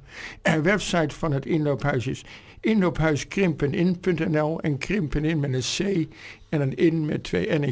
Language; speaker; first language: Dutch; native; Dutch